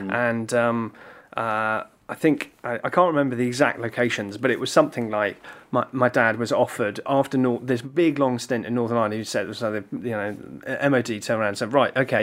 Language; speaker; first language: English; native; English